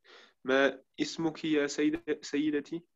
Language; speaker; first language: Arabic; non-native, learner; German